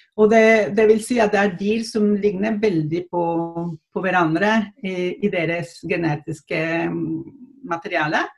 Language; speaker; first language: Norwegian; non-native, fluent; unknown